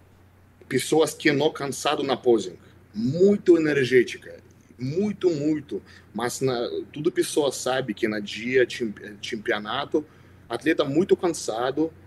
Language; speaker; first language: Portuguese; non-native, learner; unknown